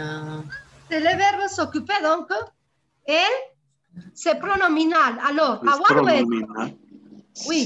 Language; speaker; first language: French; non-native, fluent; Spanish